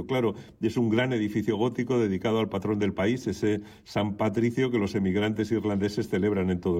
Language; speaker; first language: Spanish; native; Spanish